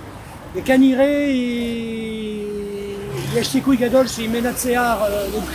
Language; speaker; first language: Hebrew; non-native, learner; French